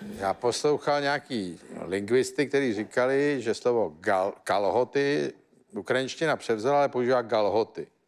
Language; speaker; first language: Czech; native; Czech